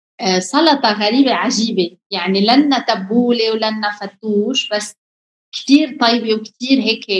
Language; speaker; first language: Arabic; native; Arabic